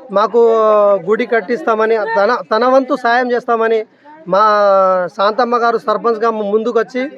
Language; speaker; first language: Telugu; non-native, local second language; Lambadi